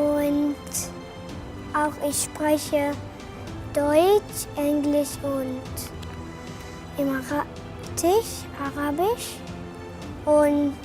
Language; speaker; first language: German; non-native, learner; Arabic